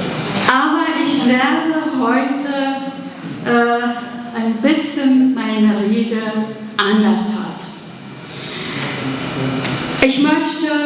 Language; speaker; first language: German; non-native, fluent; Kurdish